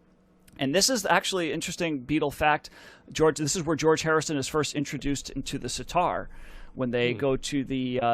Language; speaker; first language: English; native; English